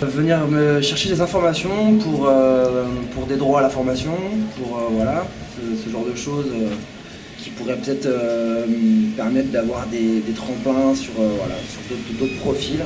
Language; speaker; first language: French; native; French